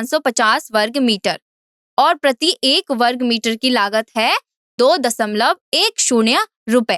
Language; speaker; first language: Hindi; native; Hindi